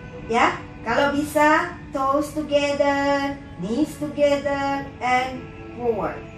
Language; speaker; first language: English; non-native, learner; Indonesian